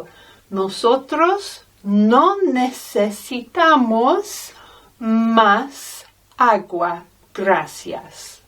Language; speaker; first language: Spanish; non-native, fluent; English